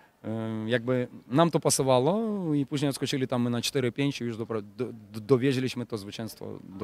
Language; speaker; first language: Polish; non-native, fluent; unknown